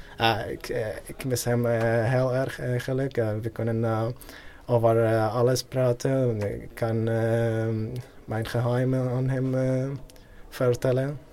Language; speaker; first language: Dutch; non-native, learner; Arabic